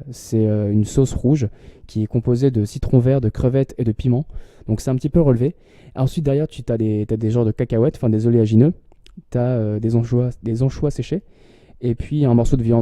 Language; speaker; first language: French; native; French